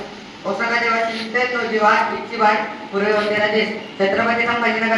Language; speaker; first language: Japanese; non-native, learner; Marathi